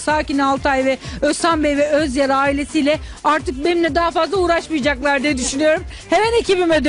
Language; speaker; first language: Turkish; native; Turkish